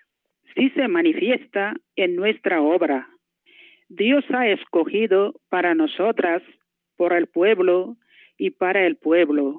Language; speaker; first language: Spanish; non-native, fluent; Malayalam